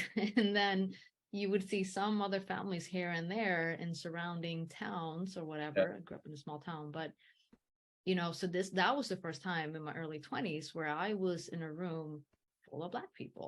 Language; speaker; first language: English; early bilingual, heritage; English